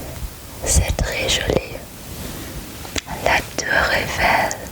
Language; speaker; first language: French; non-native, learner; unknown